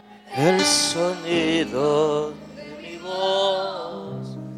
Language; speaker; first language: Spanish; native; Spanish